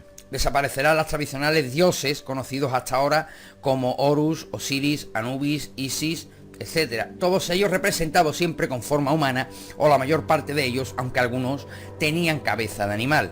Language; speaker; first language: Spanish; native; Spanish